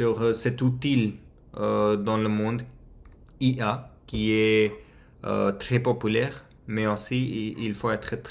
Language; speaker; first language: French; non-native, fluent; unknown